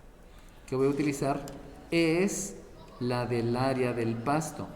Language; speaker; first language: Spanish; native; Spanish